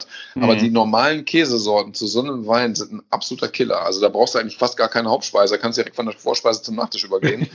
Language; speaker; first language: German; native; German